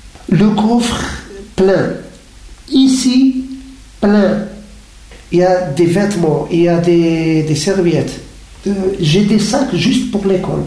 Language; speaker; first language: French; non-native, learner; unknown